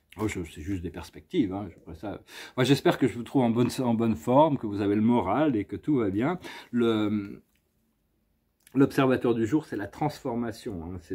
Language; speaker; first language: French; native; French